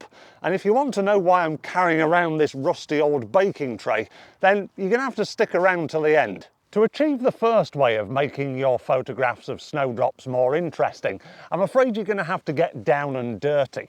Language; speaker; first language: English; native; English